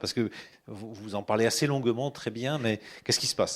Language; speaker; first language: French; native; French